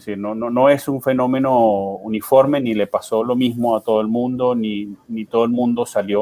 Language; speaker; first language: Spanish; native; Spanish